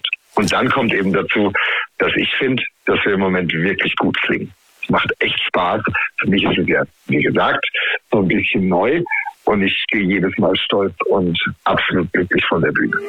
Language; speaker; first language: German; native; German